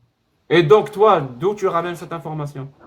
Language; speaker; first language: French; native; French